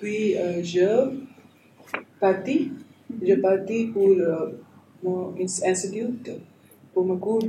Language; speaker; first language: French; non-native, learner; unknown